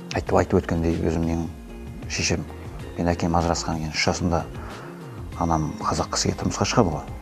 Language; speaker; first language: Kazakh; non-native, local second language; Russian